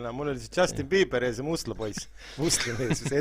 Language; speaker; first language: Estonian; native; Estonian